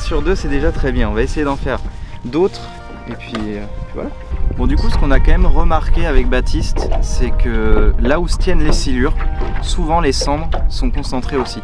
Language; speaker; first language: French; native; French